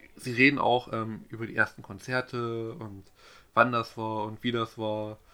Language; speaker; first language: German; native; German